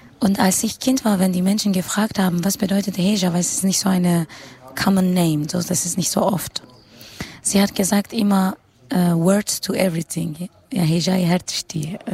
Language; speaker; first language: German; non-native, fluent; Kurdish